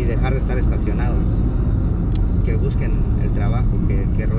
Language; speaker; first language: Spanish; native; Spanish